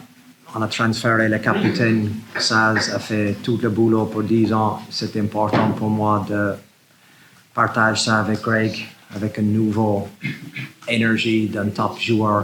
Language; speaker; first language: French; non-native, learner; English